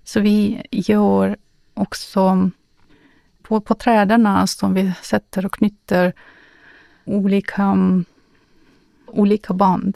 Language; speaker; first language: Swedish; non-native, learner; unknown